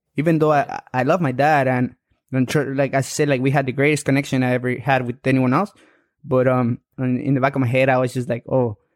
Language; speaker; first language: English; non-native, fluent; Spanish